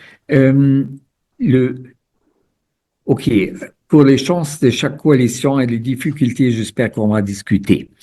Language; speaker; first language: French; non-native, fluent; German